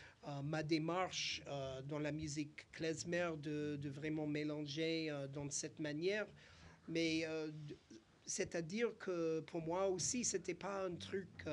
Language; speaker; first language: French; non-native, fluent; English